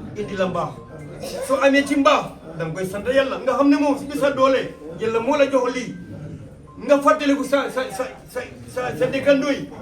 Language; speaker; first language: Wolof; non-native, local second language; Mandingo